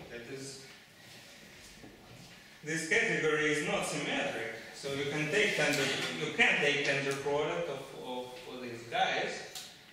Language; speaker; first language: English; non-native, fluent; Russian